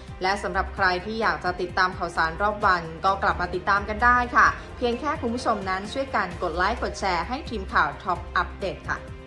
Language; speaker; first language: Thai; native; Thai